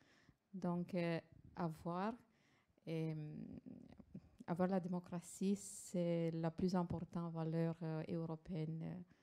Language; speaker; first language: French; non-native, fluent; Romanian